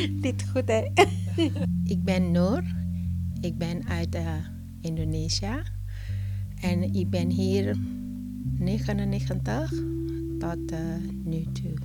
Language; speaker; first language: Dutch; non-native, learner; Indonesian